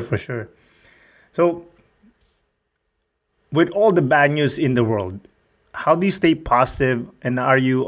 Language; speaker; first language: English; non-native, local second language; Filipino